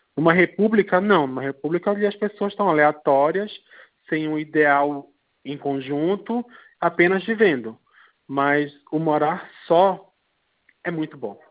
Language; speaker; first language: Portuguese; native; Portuguese